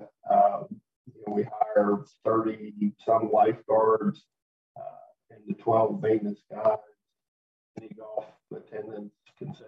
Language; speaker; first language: English; native; English